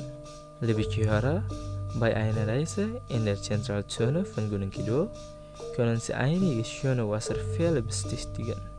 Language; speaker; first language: German; non-native, fluent; Indonesian